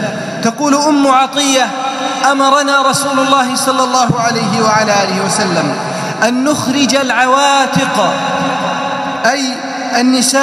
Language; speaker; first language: Arabic; native; Arabic